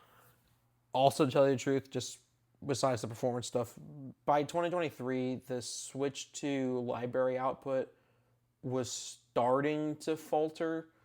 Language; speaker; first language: English; native; English